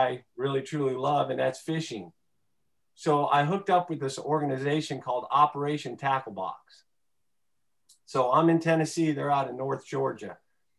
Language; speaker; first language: English; native; English